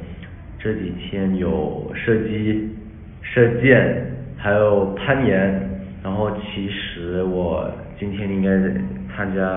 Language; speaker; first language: Chinese; early bilingual, heritage; Chinese